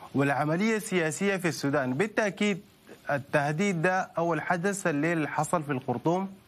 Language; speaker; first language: Arabic; native; Arabic